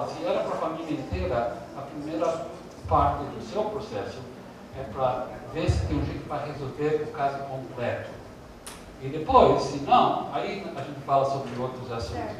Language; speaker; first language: Portuguese; early bilingual, heritage; Portuguese